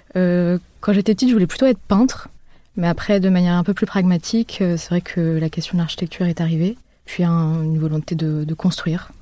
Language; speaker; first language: French; native; French